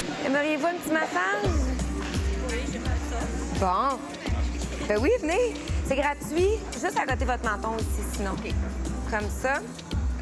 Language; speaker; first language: French; native; French